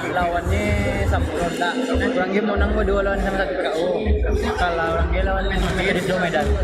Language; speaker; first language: Indonesian; native; Indonesian